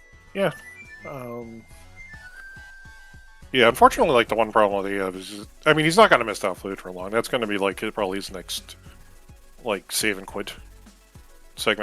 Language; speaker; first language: English; native; English